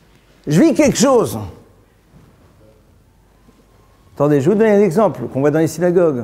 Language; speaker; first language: French; native; French